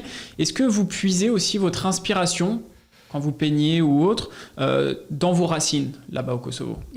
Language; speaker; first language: French; native; French